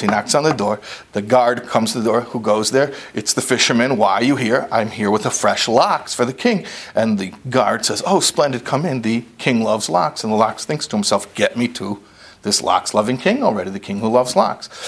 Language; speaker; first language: English; native; English